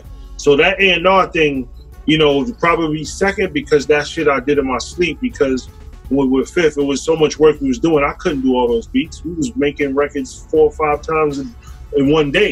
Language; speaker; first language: English; native; English